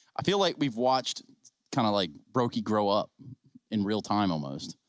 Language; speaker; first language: English; native; English